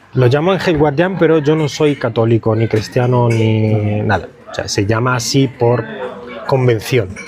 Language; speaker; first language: Spanish; non-native, fluent; Italian